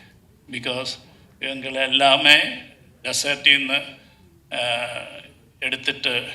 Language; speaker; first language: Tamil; non-native, learner; Malayalam